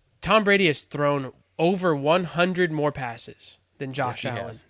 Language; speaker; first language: English; native; English